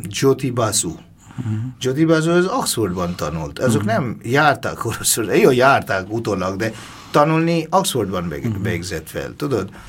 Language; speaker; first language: Hungarian; non-native, fluent; Bangla